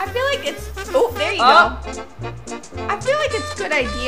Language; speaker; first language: English; native; English